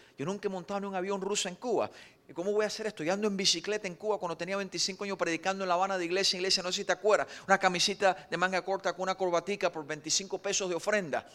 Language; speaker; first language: Spanish; native; Spanish